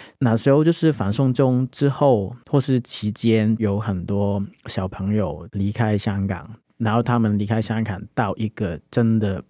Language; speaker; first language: Chinese; non-native, local second language; Cantonese